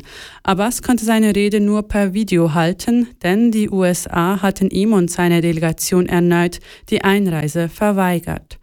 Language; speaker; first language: German; native; German